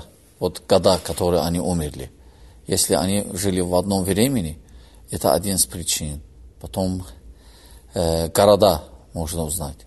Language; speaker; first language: Russian; non-native, fluent; Azerbaijani